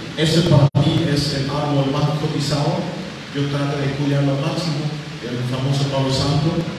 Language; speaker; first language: Spanish; non-native, local second language; German